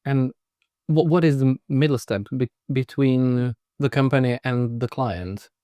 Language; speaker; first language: English; non-native, fluent; Czech